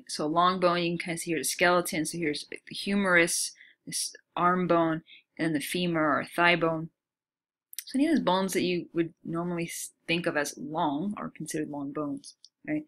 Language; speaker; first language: English; native; English